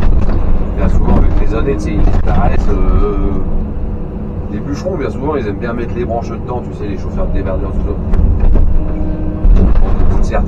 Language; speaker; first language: French; native; French